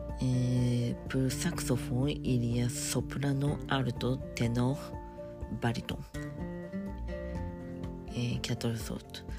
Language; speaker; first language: French; non-native, learner; Japanese